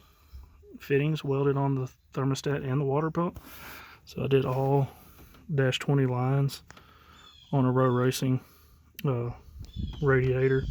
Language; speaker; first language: English; native; English